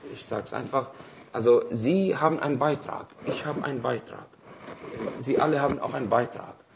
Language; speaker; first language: German; non-native, fluent; Arabic